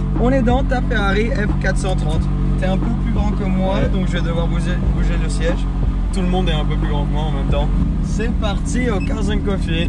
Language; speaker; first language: French; native; French